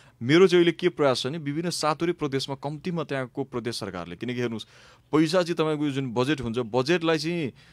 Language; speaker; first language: Nepali; non-native, local second language; Maithili